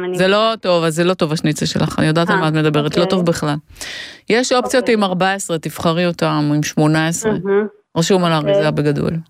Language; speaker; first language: Hebrew; native; Hebrew